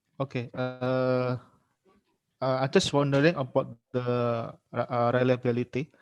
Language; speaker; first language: English; non-native, learner; Indonesian